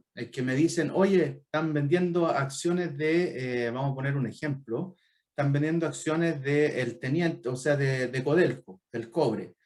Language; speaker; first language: Spanish; native; Spanish